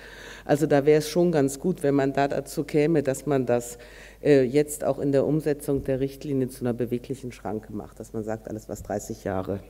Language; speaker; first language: German; native; German